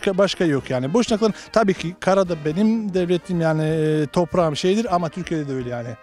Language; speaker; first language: Turkish; non-native, fluent; Bosnian